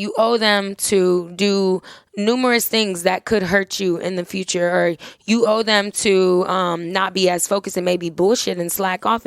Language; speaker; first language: English; native; English